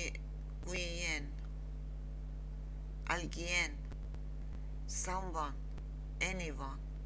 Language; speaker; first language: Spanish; non-native, learner; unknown